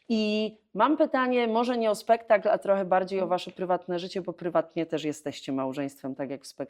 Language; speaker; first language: Polish; native; Polish